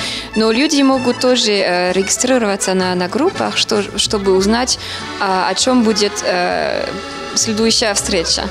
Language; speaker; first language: Russian; non-native, fluent; French